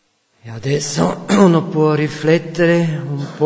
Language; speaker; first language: Italian; non-native, fluent; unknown